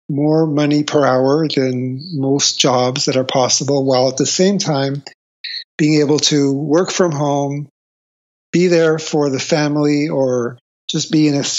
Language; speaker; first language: English; native; English